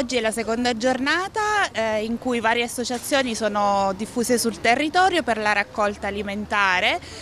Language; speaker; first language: Italian; native; Italian